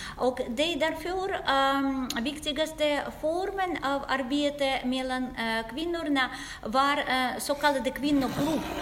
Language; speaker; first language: Swedish; non-native, fluent; Russian